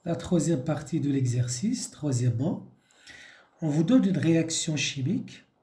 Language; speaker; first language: French; non-native, local second language; Arabic